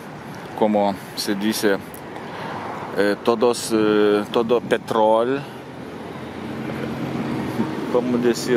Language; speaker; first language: Spanish; non-native, learner; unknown